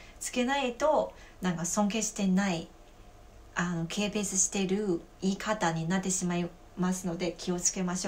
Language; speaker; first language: Japanese; non-native, fluent; Chinese